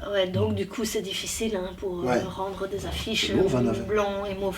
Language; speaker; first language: French; native; French